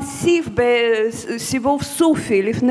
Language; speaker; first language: Hebrew; non-native, fluent; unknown